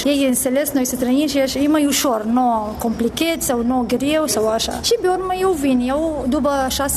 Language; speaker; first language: Romanian; non-native, learner; Arabic